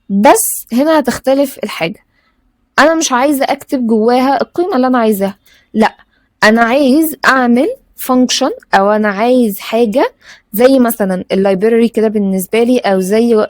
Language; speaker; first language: Arabic; native; Arabic